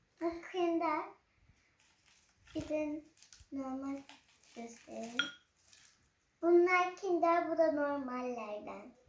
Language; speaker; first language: Turkish; early bilingual, other home language; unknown